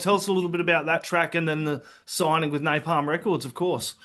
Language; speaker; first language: English; native; English